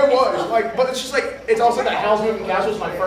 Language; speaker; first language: English; native; English